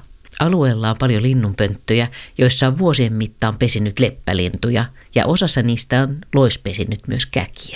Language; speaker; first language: Finnish; native; Finnish